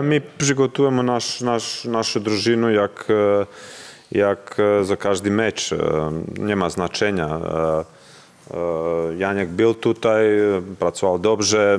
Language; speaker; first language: Polish; non-native, learner; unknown